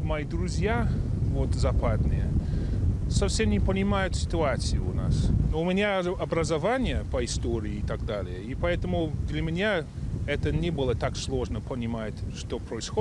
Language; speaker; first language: Russian; non-native, fluent; English